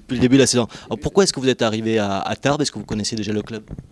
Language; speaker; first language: French; native; French